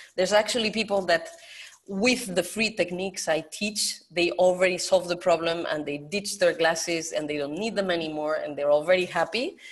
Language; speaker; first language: English; non-native, fluent; Spanish